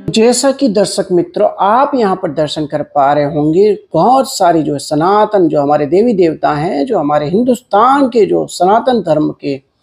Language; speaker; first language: Hindi; non-native, local second language; Gujarati